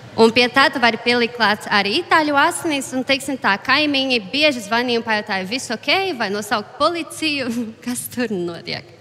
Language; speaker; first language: Latvian; non-native, fluent; Portuguese